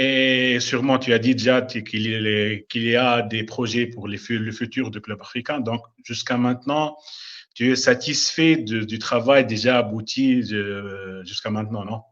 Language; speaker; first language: French; non-native, local second language; Arabic